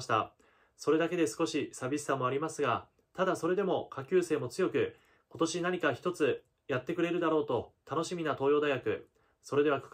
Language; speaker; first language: Japanese; native; Japanese